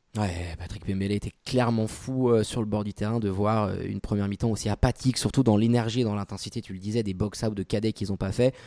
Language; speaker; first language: French; native; French